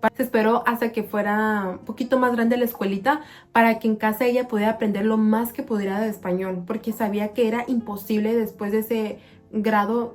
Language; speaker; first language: Spanish; native; Spanish